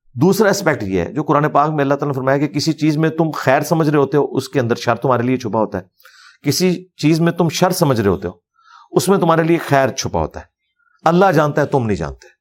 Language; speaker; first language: Urdu; non-native, local second language; Punjabi